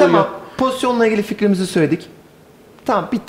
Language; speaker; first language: Turkish; native; Turkish